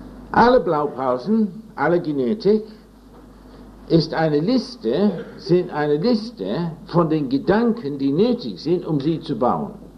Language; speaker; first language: German; non-native, fluent; English